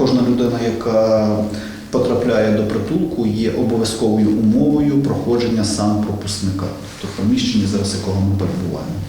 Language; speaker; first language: Ukrainian; native; Ukrainian